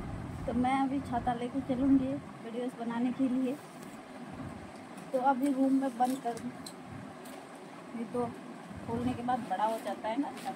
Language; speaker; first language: Hindi; native; Hindi